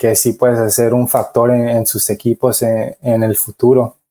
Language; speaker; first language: Spanish; early bilingual, heritage; Spanish